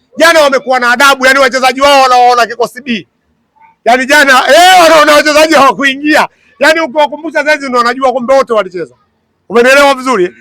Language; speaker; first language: Swahili; native; Swahili